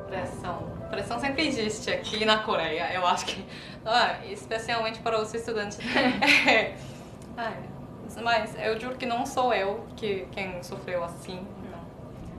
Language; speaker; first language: Portuguese; non-native, fluent; Korean